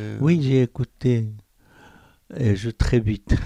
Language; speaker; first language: French; non-native, fluent; Korean